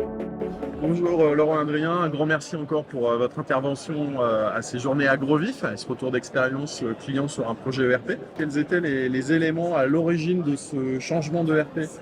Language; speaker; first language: French; native; French